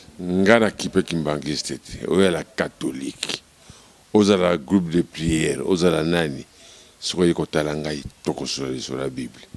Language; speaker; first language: Lingala; non-native, local second language; Kituba (Democratic Republic of Congo)